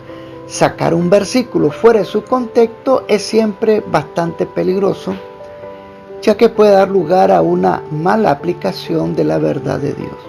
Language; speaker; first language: Spanish; native; Spanish